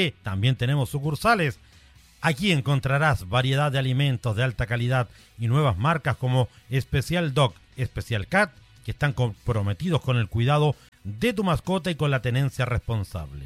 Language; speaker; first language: Spanish; native; Spanish